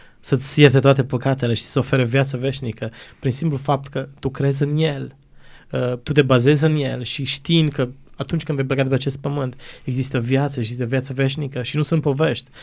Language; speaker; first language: Romanian; non-native, local second language; Croatian